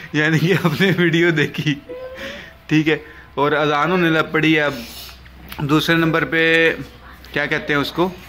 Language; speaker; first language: Urdu; non-native, local second language; Punjabi